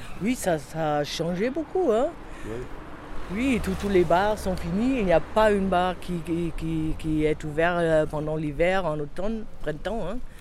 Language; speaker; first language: French; non-native, fluent; German